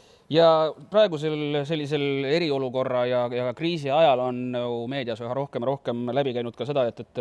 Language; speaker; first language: Estonian; native; Estonian